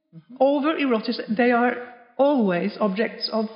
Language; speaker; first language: English; non-native, fluent; Norwegian